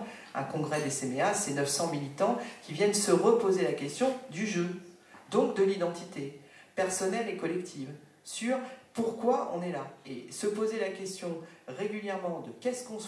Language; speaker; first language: French; native; French